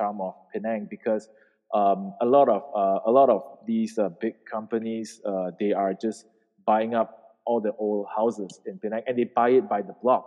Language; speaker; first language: English; non-native, local second language; Min Nan Chinese